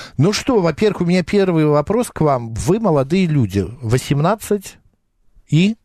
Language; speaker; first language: Russian; native; Russian